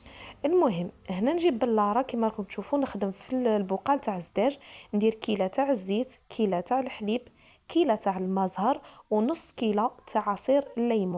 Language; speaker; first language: Arabic; native; Arabic